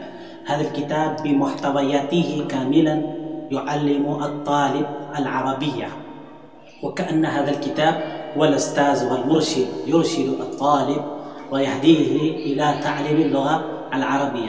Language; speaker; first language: Arabic; non-native, fluent; Urdu